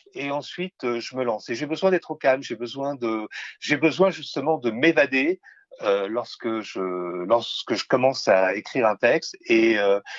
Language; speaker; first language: French; native; French